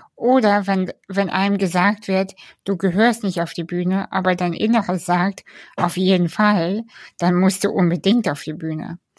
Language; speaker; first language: German; early bilingual, other home language; Russian